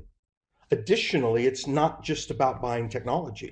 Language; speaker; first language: English; native; English